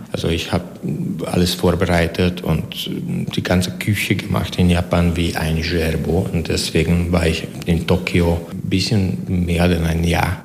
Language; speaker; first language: German; non-native, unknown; Hungarian